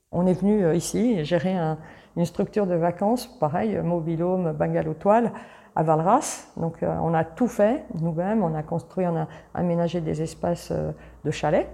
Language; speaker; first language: French; early bilingual, other home language; Italian